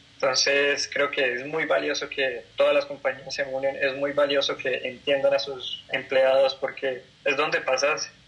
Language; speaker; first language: Spanish; native; Spanish